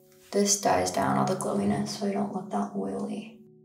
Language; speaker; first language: English; early bilingual, other home language; German